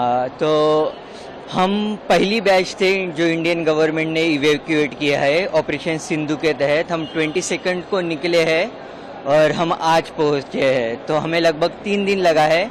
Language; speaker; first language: Hindi; native; Hindi